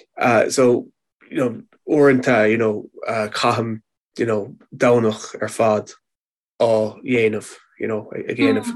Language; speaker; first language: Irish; non-native, local second language; English